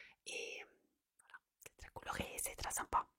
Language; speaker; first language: French; non-native, fluent; Italian